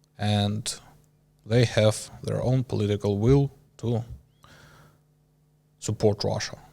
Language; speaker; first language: English; non-native, learner; Ukrainian